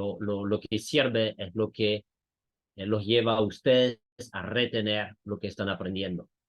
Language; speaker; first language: Spanish; non-native, fluent; French